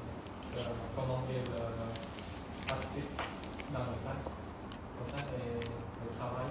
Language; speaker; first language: French; non-native, learner; Khmer